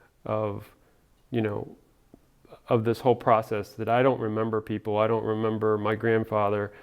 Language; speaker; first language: English; early bilingual, other home language; Spanish